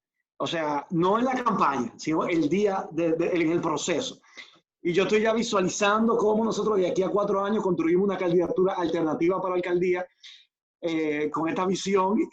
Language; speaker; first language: Spanish; native; Spanish